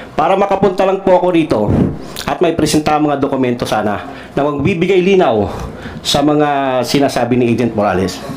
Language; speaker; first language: Filipino; non-native, local second language; Cebuano